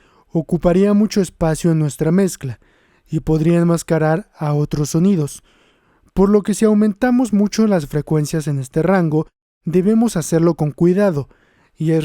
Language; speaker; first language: Spanish; native; Spanish